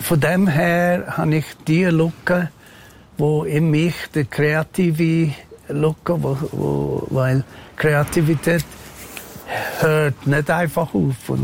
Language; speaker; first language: German; non-native, fluent; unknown